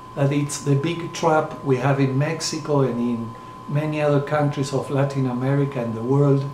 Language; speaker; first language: English; non-native, fluent; Spanish